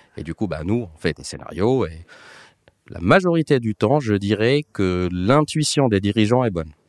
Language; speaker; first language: French; non-native, local second language; Arabic